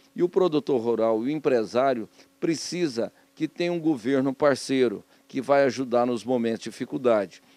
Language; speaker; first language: Portuguese; native; Portuguese